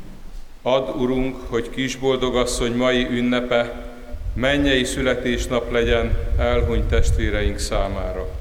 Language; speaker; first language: Hungarian; native; Hungarian